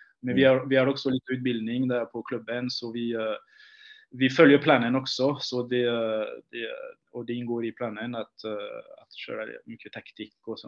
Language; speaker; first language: Swedish; non-native, fluent; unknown